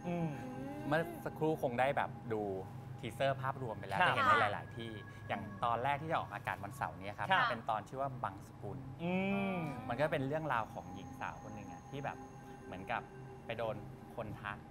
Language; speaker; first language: Thai; native; Thai